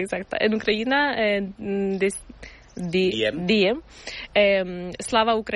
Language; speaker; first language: Catalan; non-native, learner; Ukrainian